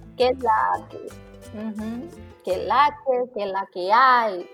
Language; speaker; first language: Spanish; native; Spanish